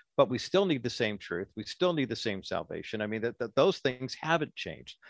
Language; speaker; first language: English; native; English